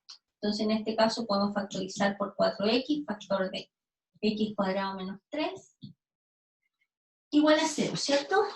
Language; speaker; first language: Spanish; native; Spanish